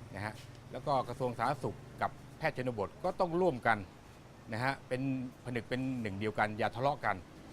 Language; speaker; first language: Thai; native; Thai